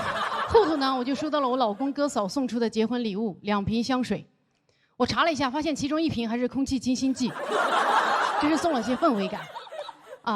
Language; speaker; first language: Chinese; native; Chinese